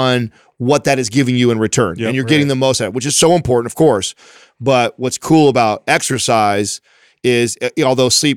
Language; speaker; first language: English; native; English